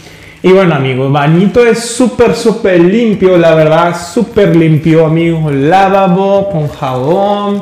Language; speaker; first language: Spanish; non-native, fluent; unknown